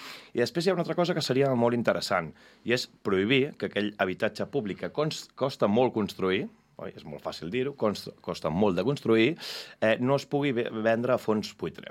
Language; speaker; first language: Catalan; native; Catalan